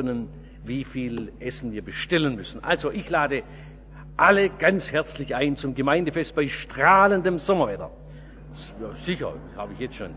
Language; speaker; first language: German; native; German